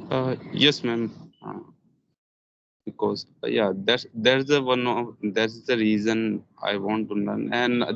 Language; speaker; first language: English; non-native, learner; Hindi